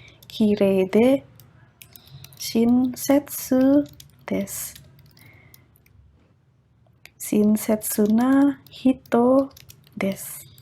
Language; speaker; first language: Japanese; non-native, fluent; Indonesian